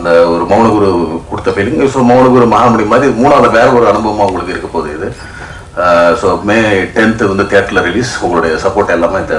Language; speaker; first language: Tamil; native; Tamil